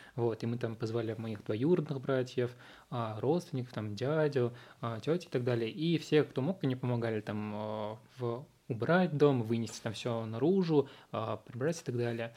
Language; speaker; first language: Russian; early bilingual, other home language; Uzbek